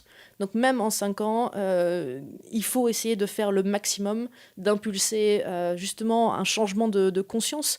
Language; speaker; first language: French; native; French